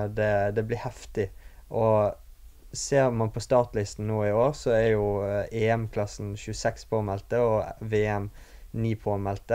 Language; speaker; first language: Norwegian; native; Norwegian